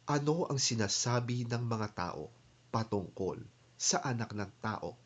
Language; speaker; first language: Filipino; native; Filipino